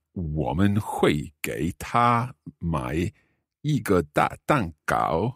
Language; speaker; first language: Chinese; non-native, learner; English